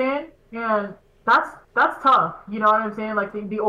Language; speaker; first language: English; native; English